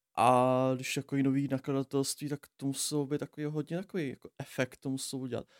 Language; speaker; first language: Czech; native; Czech